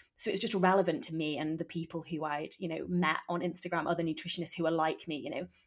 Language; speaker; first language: English; native; English